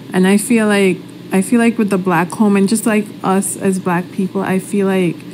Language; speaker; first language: English; native; English